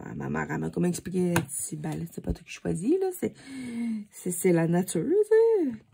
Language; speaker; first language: French; native; French